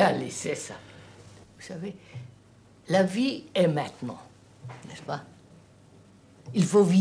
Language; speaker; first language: French; non-native, fluent; Telugu